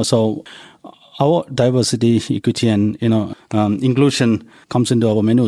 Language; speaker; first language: English; non-native, local second language; Malayalam